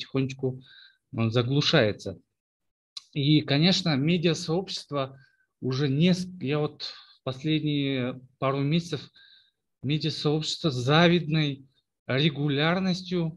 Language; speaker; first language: Russian; non-native, local second language; Kyrgyz